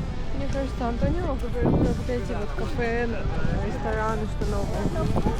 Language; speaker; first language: Russian; native; Russian